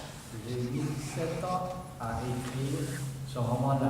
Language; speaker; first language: French; non-native, fluent; Chinese